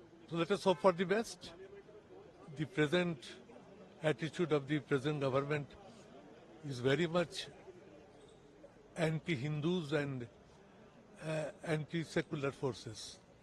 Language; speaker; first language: English; non-native, local second language; Bangla